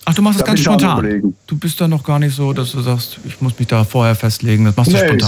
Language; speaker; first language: German; native; German